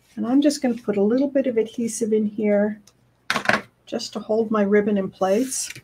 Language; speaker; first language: English; native; English